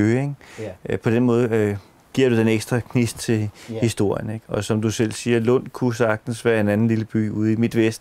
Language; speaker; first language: Danish; native; Danish